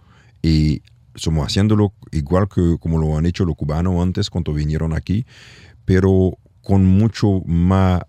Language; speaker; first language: Spanish; non-native, learner; French